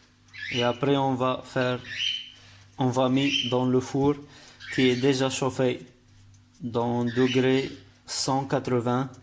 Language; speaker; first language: French; non-native, learner; Arabic